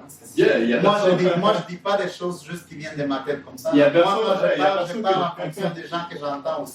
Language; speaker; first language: French; native; French